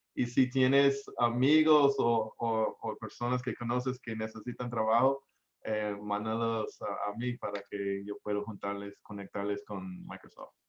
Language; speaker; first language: Spanish; non-native, fluent; English